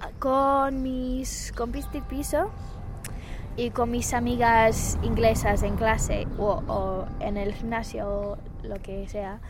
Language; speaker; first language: Spanish; non-native, fluent; English